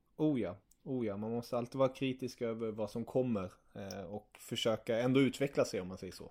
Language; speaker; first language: Swedish; early bilingual, other home language; German